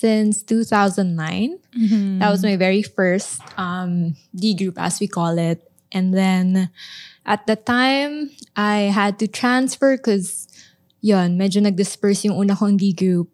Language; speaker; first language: English; non-native, local second language; Filipino